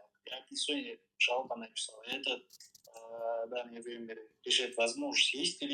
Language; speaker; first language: Russian; non-native, learner; Kyrgyz